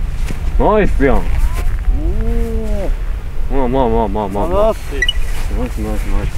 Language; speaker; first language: Japanese; native; Japanese